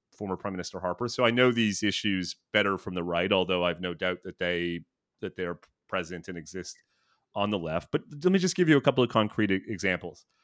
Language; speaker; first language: English; native; English